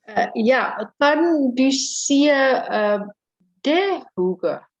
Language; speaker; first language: Danish; non-native, learner; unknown